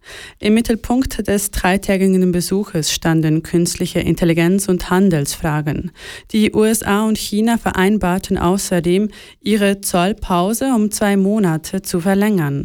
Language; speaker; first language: German; native; German